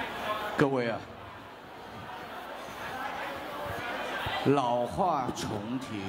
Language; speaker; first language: Chinese; early bilingual, heritage; Chinese